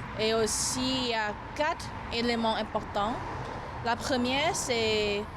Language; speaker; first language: French; non-native, learner; Thai